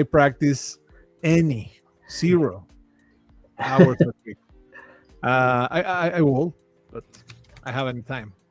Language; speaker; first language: English; non-native, fluent; Spanish